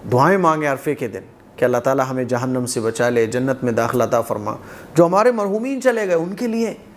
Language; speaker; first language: Hindi; native; Hindi